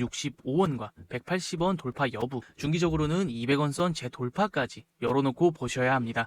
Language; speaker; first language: Korean; native; Korean